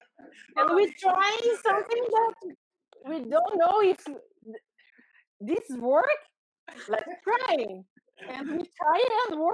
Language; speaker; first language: English; non-native, learner; Portuguese